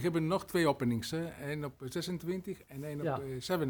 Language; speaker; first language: Dutch; non-native, learner; Greek